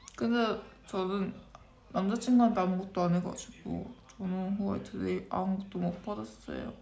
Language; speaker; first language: Korean; non-native, local second language; Japanese